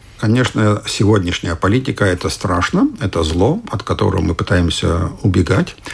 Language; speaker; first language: Russian; non-native, fluent; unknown